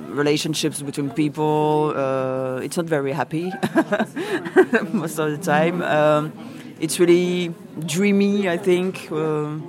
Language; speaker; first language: English; non-native, fluent; French